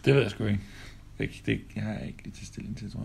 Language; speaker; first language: Danish; native; Danish